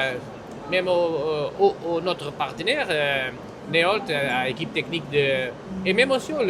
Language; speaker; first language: French; non-native, fluent; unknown